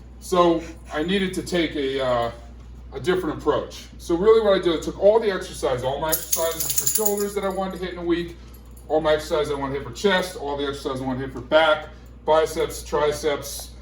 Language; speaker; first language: English; native; English